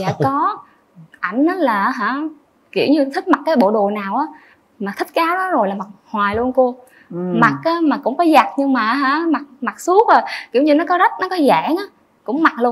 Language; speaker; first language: Vietnamese; native; Vietnamese